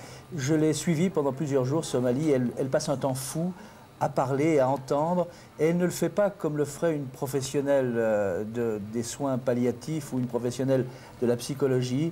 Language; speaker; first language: French; native; French